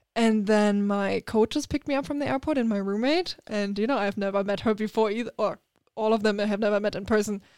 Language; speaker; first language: English; non-native, fluent; German